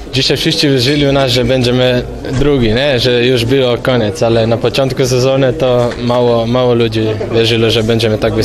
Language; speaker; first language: Polish; non-native, learner; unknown